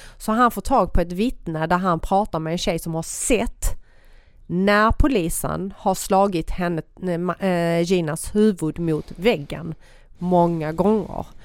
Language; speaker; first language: Swedish; early bilingual, other home language; Persian